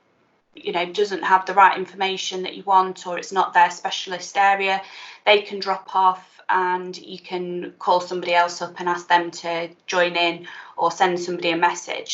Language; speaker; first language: English; native; English